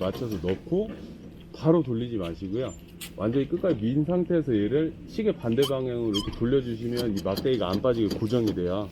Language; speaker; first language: Korean; native; Korean